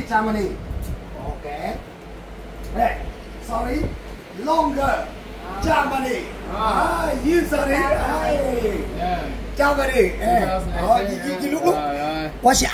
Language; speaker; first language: English; non-native, learner; Vietnamese